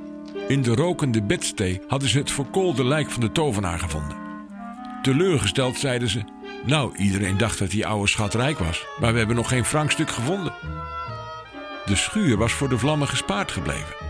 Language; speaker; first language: Dutch; native; Dutch